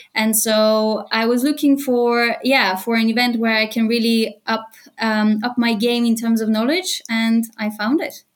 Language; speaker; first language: English; non-native, fluent; Bulgarian